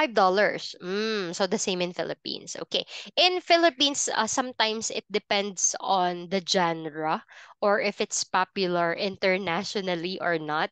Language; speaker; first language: English; non-native, fluent; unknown